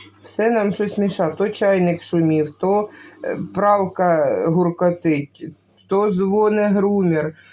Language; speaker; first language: Ukrainian; non-native, local second language; Russian